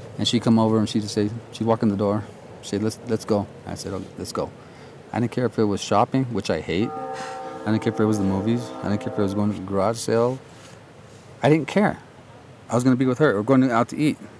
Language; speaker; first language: English; native; English